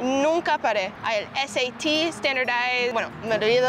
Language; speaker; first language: Spanish; early bilingual, heritage; Spanish